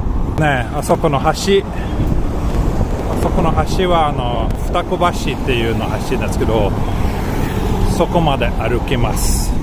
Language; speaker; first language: Japanese; non-native, learner; Swedish